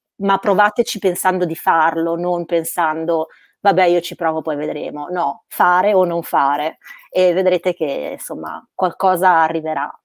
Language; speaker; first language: Italian; native; Italian